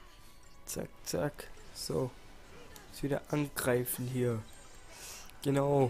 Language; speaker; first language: German; native; German